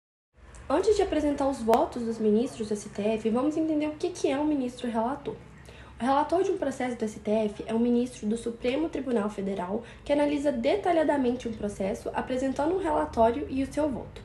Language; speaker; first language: Portuguese; native; Portuguese